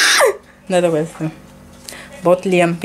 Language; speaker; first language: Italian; early bilingual, other home language; Filipino